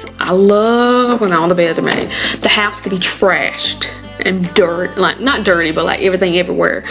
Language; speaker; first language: English; native; English